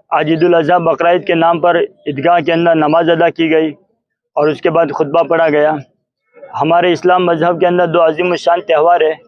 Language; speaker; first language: Urdu; non-native, local second language; Gujarati